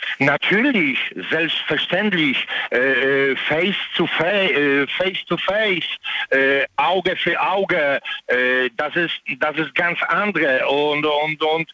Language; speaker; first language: German; non-native, learner; Polish